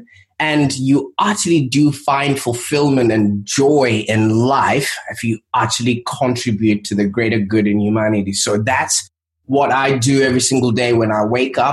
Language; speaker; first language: English; non-native, local second language; Shona